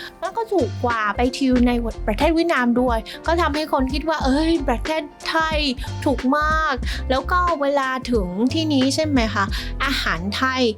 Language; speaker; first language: Thai; non-native, fluent; Vietnamese